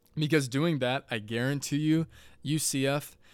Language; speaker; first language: English; native; English